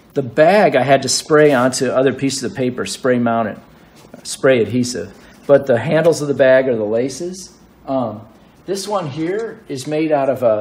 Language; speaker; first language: English; native; English